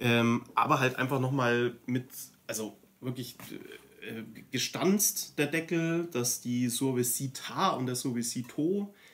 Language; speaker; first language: German; native; German